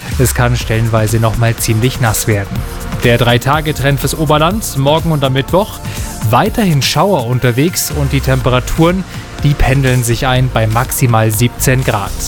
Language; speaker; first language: German; native; German